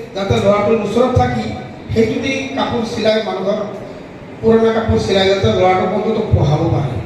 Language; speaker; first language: Assamese; native; Assamese